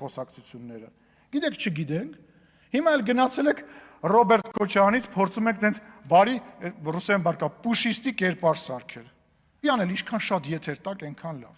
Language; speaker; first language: Armenian; native; Armenian